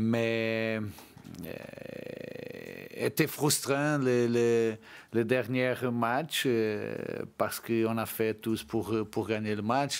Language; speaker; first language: French; non-native, learner; Portuguese